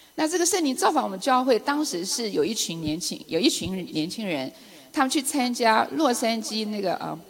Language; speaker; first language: Chinese; native; Chinese